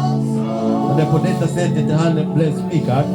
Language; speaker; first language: Swedish; non-native, fluent; Lingala